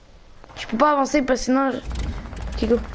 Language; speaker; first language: French; native; French